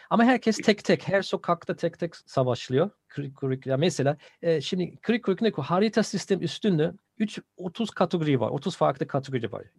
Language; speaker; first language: Turkish; non-native, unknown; German